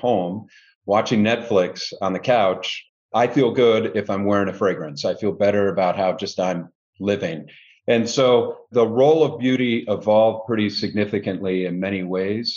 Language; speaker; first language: English; native; English